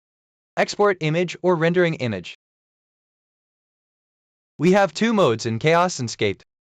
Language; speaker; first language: English; non-native, learner; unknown